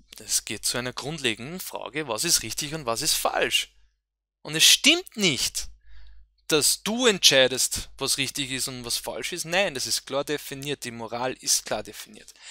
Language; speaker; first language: German; native; German